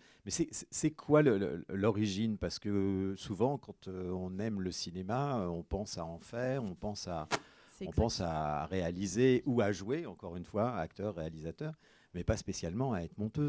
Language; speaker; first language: French; native; French